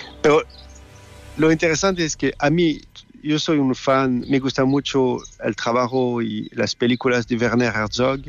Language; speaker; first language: Spanish; non-native, learner; French